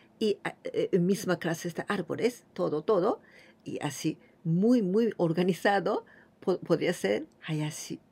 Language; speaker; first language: Spanish; non-native, fluent; Japanese